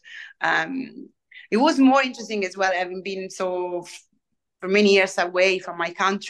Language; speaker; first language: English; non-native, fluent; Italian